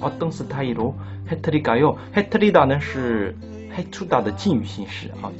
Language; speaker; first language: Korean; non-native, fluent; Chinese